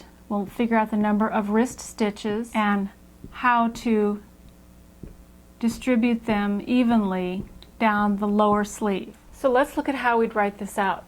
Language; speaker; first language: English; native; English